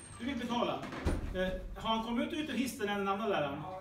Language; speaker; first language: Swedish; native; Swedish